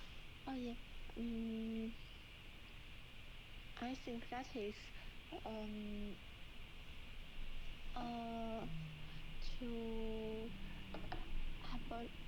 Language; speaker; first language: English; non-native, learner; Chinese